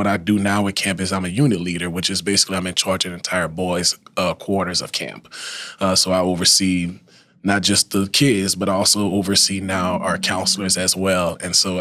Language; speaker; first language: English; native; English